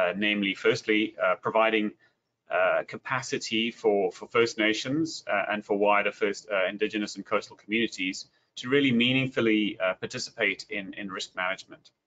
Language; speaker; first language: English; native; English